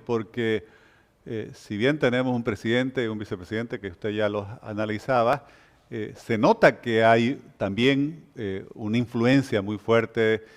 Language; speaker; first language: Spanish; native; Spanish